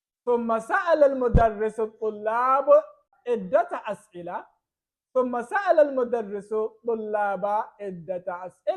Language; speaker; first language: Arabic; non-native, fluent; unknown